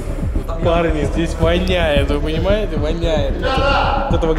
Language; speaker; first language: Russian; native; Russian